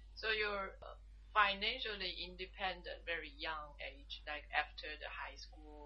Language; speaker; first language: English; non-native, learner; Chinese